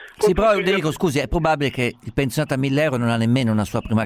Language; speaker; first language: Italian; native; Italian